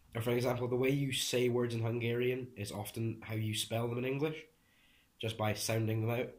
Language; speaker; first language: English; early bilingual, other home language; Hungarian